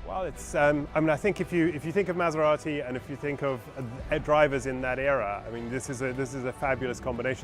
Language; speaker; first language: English; native; English